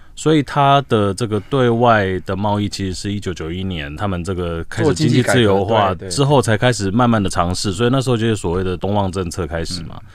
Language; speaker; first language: Chinese; native; Chinese